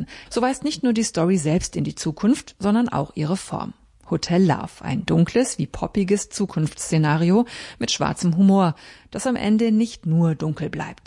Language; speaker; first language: German; native; German